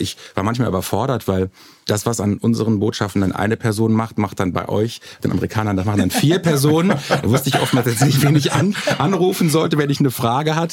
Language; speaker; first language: German; native; German